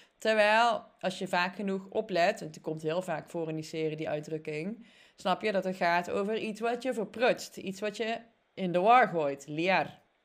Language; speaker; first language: Dutch; native; Dutch